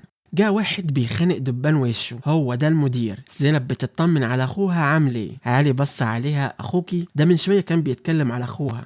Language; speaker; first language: Arabic; native; Arabic